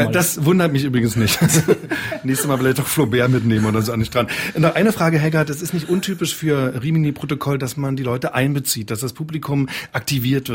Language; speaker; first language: German; native; German